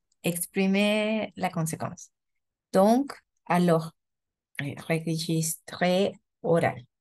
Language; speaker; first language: French; non-native, learner; Spanish